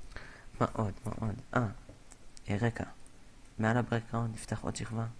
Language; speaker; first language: Hebrew; native; Hebrew